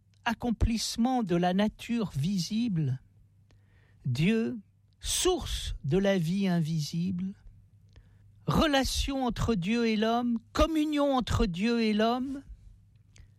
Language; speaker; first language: French; native; French